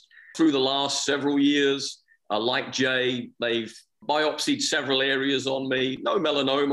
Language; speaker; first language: English; native; English